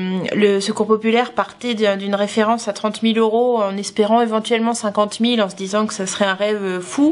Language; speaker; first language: French; native; French